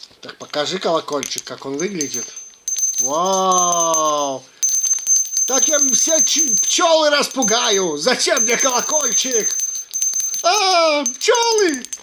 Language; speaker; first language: Russian; early bilingual, heritage; Russian